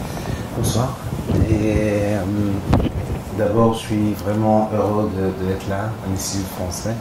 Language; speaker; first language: French; non-native, fluent; Hebrew